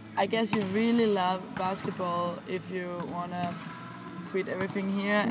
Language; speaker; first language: English; non-native, fluent; Danish